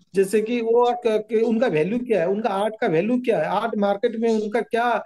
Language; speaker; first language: Hindi; non-native, local second language; Odia